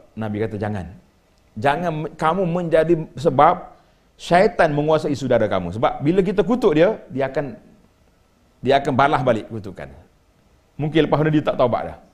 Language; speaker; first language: Malay; native; Malay